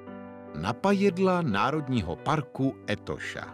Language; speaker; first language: Czech; native; Czech